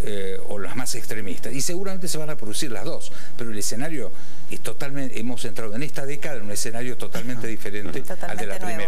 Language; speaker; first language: Spanish; native; Spanish